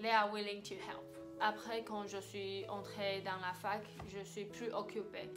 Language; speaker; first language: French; non-native, fluent; Chinese